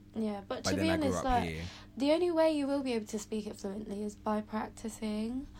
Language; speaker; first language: English; native; English